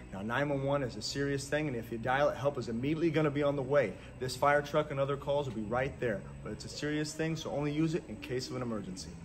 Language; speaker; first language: English; native; English